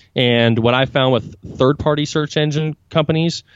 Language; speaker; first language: English; native; English